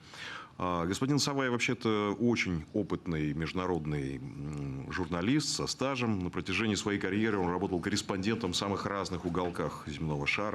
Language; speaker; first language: Russian; native; Russian